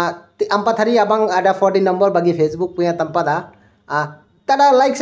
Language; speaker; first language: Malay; non-native, local second language; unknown